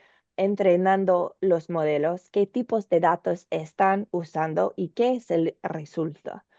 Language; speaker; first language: Spanish; non-native, learner; English